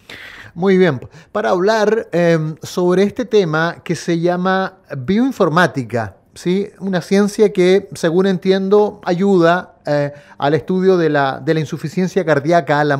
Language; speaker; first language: Spanish; native; Spanish